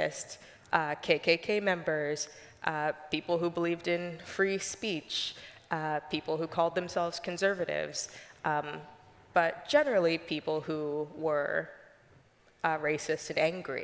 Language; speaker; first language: English; native; English